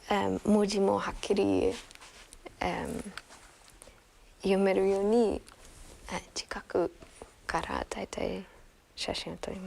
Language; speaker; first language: Japanese; non-native, fluent; German